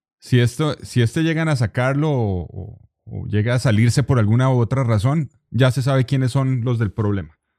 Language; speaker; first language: Spanish; native; Spanish